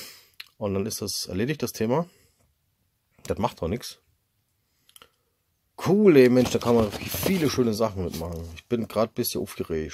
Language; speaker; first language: German; native; German